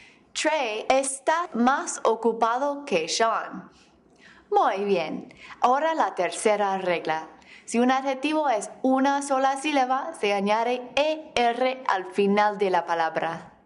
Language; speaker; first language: Spanish; non-native, fluent; English